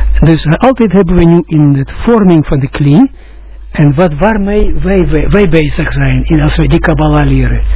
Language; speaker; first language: Dutch; non-native, fluent; Russian